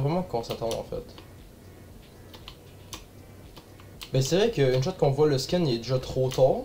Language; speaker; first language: French; native; French